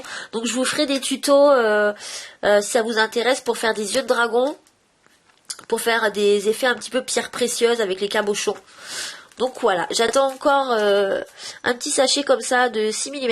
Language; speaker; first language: French; native; French